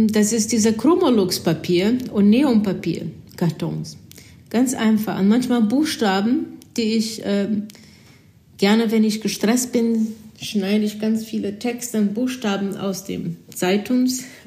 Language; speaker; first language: German; non-native, fluent; Portuguese